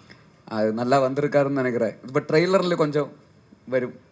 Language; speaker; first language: Tamil; non-native, local second language; Malayalam